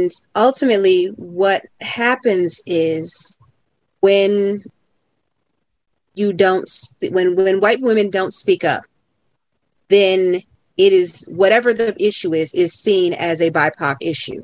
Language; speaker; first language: English; native; English